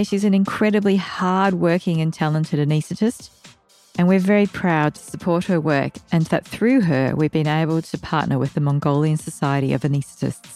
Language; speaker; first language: English; native; English